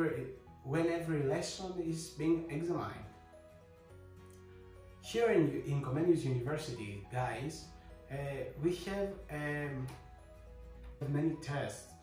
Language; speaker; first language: English; non-native, fluent; Greek